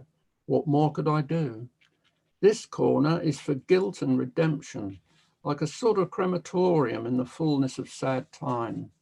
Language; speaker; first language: English; native; English